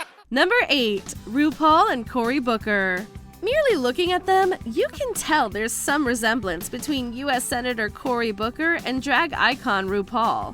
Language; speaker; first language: English; native; English